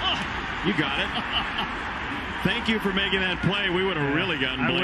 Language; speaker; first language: English; native; English